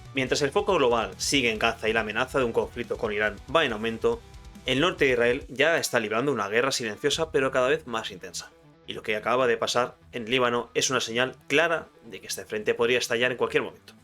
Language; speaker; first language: Spanish; native; Spanish